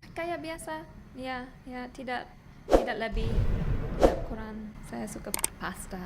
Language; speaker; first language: Indonesian; non-native, learner; English